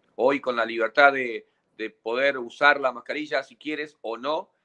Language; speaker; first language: Spanish; native; Spanish